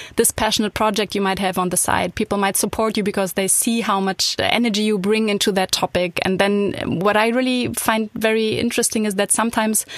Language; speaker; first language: English; non-native, fluent; German